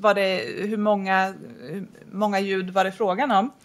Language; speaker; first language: Swedish; native; Swedish